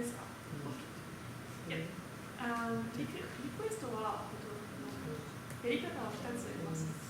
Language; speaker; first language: Japanese; non-native, learner; French